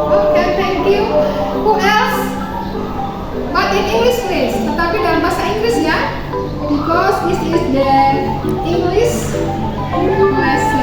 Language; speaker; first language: English; non-native, learner; Indonesian